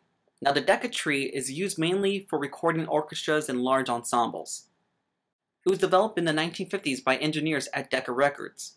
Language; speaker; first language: English; native; English